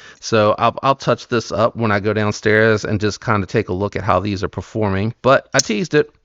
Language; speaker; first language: English; native; English